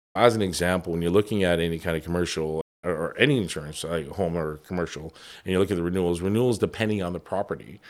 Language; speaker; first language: English; native; English